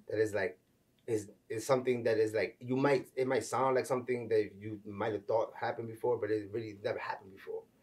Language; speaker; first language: English; early bilingual, other home language; Spanish